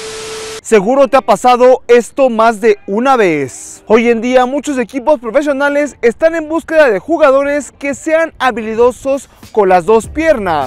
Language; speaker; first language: Spanish; native; Spanish